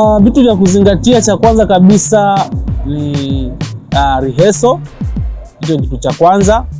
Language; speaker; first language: Swahili; native; Swahili